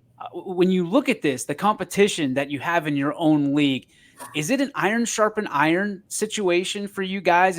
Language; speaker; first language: English; native; English